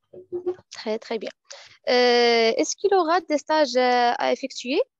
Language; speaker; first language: French; non-native, fluent; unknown